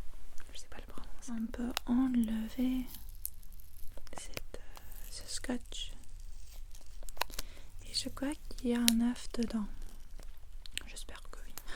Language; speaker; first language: French; non-native, fluent; English